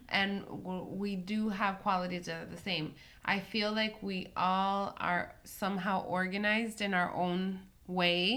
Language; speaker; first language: English; early bilingual, other home language; Spanish